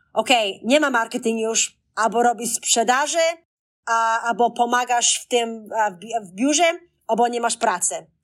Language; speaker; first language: Polish; early bilingual, heritage; Polish